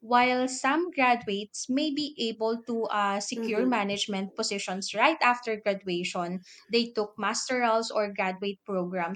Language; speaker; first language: English; non-native, local second language; Filipino